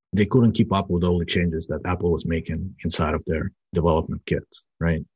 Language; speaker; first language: English; early bilingual, other home language; Russian